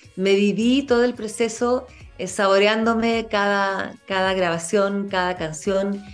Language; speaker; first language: Spanish; native; Spanish